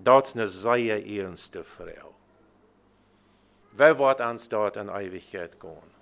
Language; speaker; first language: German; early bilingual, heritage; Plautdietsch